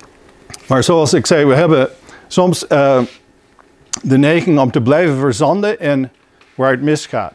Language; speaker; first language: Dutch; non-native, fluent; English